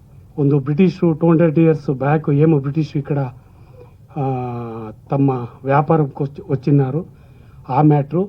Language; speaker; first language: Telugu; non-native, learner; Kannada